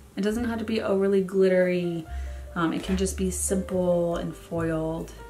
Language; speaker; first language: English; native; English